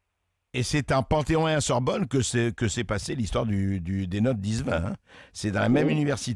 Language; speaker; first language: French; native; French